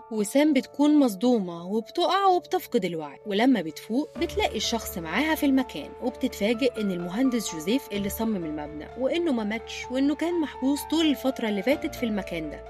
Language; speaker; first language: Arabic; native; Arabic